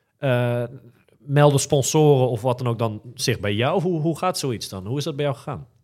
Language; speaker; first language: Dutch; native; Dutch